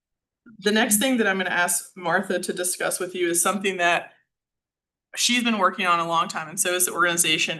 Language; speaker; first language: English; native; English